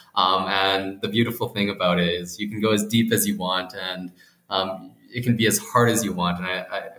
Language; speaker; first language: English; native; English